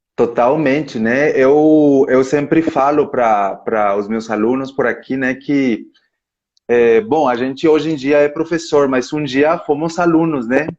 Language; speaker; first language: Portuguese; non-native, fluent; Spanish